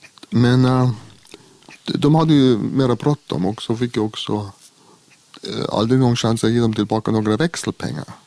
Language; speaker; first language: Swedish; non-native, fluent; German